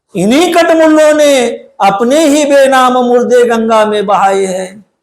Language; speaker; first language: Hindi; non-native, local second language; Marathi